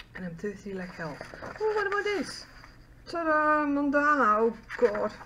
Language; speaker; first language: English; non-native, fluent; Dutch